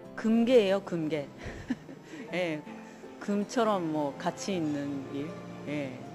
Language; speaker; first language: Korean; early bilingual, heritage; Korean